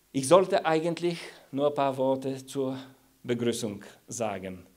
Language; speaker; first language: German; non-native, fluent; Bulgarian